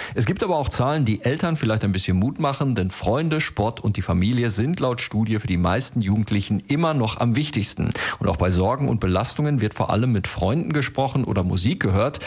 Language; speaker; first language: German; native; German